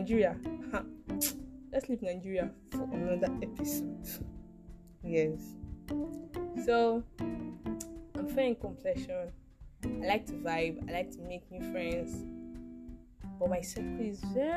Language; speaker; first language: English; non-native, local second language; Igbo